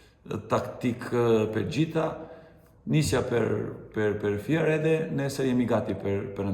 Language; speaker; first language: Albanian; non-native, fluent; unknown